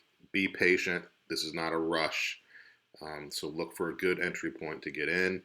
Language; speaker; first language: English; native; English